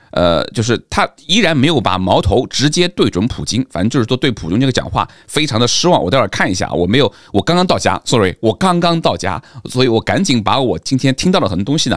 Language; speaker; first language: Chinese; native; Chinese